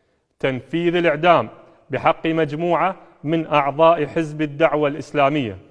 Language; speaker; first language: Arabic; native; Arabic